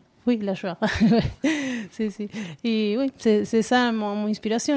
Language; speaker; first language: French; non-native, learner; Spanish